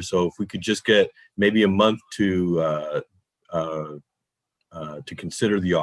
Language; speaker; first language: English; native; English